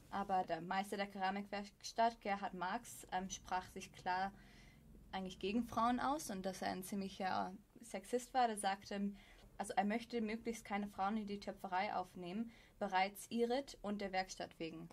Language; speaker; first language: German; native; German